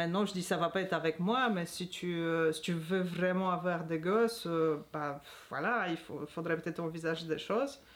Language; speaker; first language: French; non-native, fluent; Polish